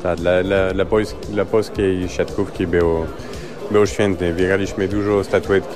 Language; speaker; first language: Polish; non-native, learner; French